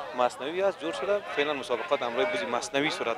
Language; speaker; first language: Persian; native; Persian